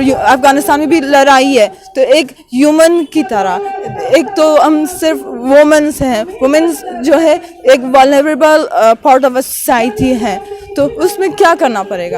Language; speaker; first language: Hindi; non-native, fluent; Persian